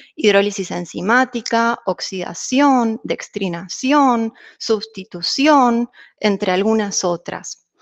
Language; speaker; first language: Spanish; native; Spanish